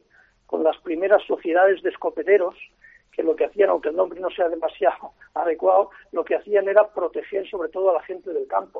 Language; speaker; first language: Spanish; native; Spanish